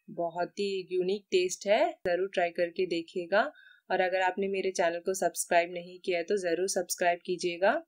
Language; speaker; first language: Hindi; non-native, local second language; Malayalam